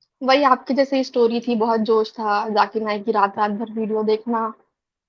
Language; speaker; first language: Hindi; native; Hindi